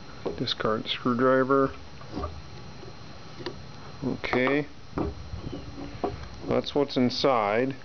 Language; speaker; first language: English; native; English